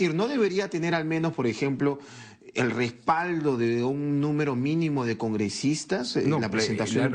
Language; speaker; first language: Spanish; native; Spanish